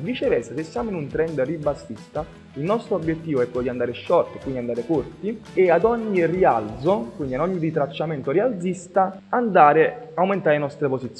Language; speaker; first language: Italian; native; Italian